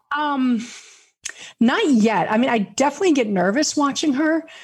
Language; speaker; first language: English; native; English